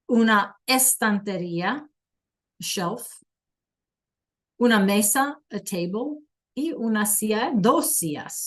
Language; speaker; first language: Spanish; non-native, fluent; English